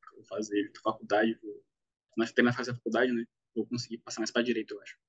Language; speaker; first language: Portuguese; native; Portuguese